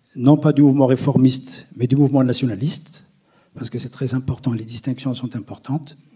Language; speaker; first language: French; non-native, local second language; Arabic